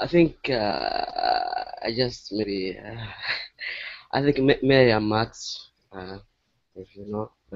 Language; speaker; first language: English; non-native, learner; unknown